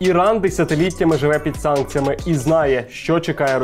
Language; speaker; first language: Ukrainian; native; Ukrainian